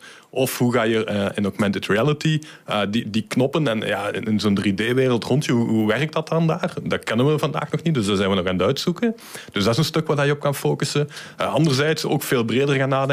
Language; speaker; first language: Dutch; native; Dutch